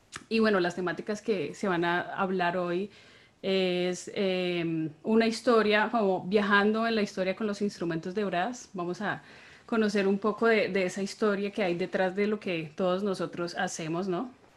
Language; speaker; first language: Spanish; native; Spanish